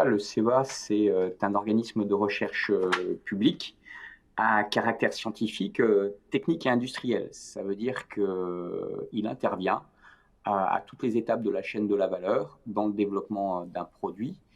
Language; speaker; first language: French; native; French